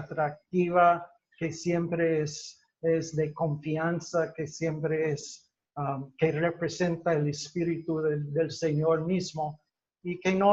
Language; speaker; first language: Spanish; non-native, fluent; English